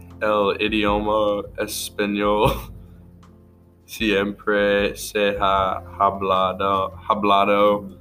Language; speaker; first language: Spanish; non-native, learner; English